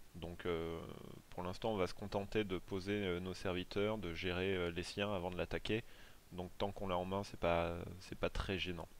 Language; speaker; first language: French; native; French